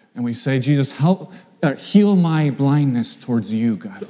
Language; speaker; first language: English; native; English